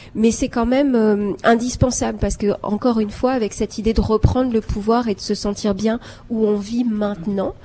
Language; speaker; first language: French; non-native, local second language; Arabic